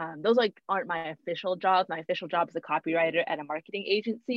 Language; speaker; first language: English; native; English